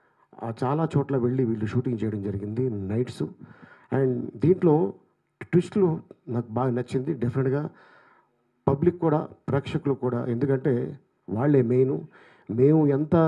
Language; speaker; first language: Telugu; native; Telugu